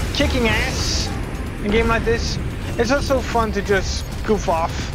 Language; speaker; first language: English; native; English